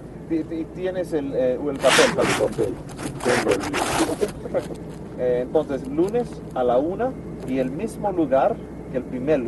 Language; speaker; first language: Spanish; non-native, learner; English